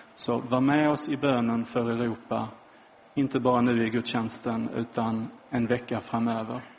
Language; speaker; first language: Swedish; non-native, fluent; German